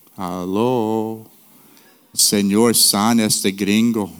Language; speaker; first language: Spanish; non-native, fluent; English